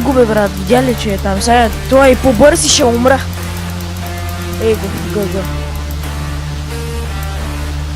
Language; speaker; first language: Bulgarian; native; Bulgarian